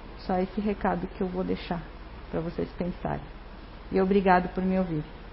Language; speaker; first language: Portuguese; non-native, fluent; Spanish